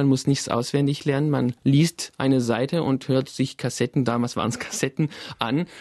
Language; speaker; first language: German; non-native, fluent; French